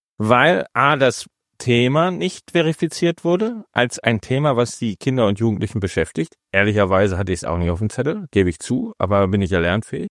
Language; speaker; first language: German; native; German